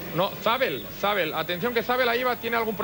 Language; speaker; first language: Spanish; native; Spanish